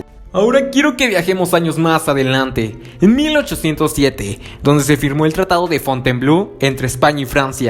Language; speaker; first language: Spanish; native; Spanish